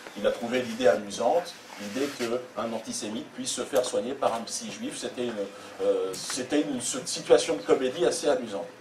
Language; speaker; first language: French; native; French